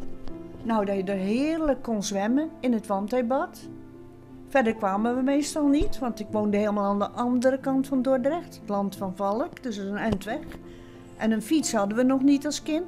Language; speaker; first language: Dutch; native; Dutch